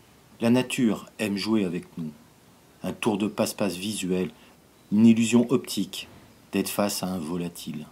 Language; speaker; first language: French; native; French